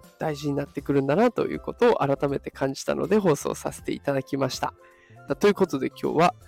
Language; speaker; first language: Japanese; native; Japanese